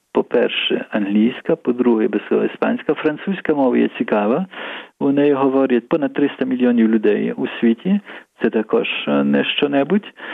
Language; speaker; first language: Ukrainian; early bilingual, heritage; Ukrainian